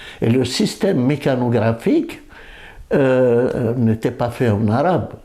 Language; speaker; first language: French; non-native, local second language; Kabyle